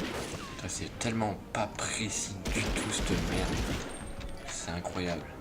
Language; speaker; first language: French; native; French